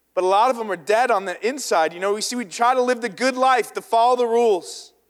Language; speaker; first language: English; native; English